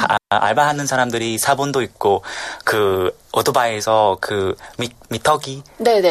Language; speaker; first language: Korean; non-native, learner; Vietnamese